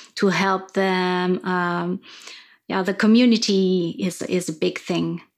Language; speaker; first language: English; non-native, fluent; French